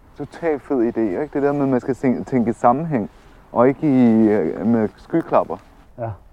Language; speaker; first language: Danish; early bilingual, other home language; Vietnamese